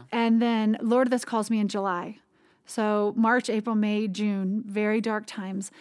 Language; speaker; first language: English; native; English